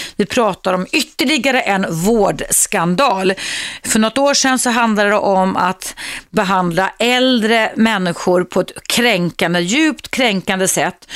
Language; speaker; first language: Swedish; native; Swedish